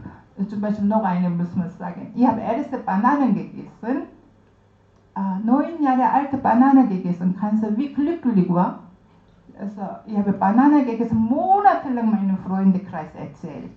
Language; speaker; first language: German; non-native, learner; Korean